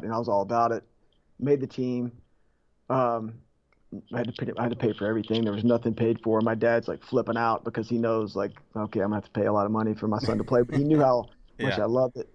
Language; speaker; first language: English; native; English